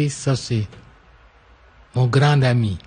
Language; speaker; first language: French; non-native, local second language; English